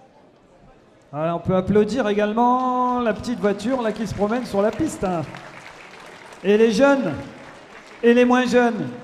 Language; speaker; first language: French; native; French